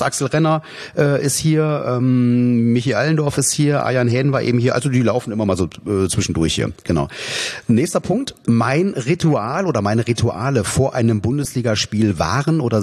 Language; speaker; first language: German; native; German